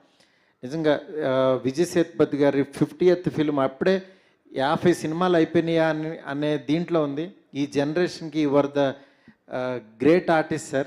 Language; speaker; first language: Telugu; native; Telugu